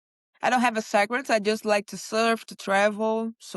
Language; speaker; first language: English; non-native, learner; Portuguese